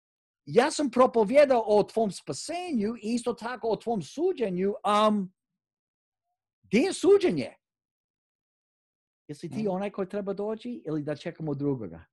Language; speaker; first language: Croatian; non-native, fluent; English